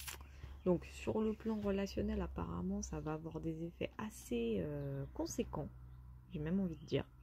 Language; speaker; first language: French; native; French